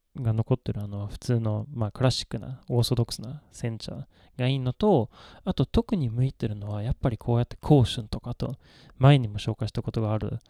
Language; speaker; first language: Japanese; non-native, fluent; Swedish